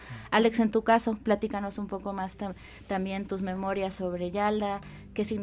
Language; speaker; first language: Spanish; native; Spanish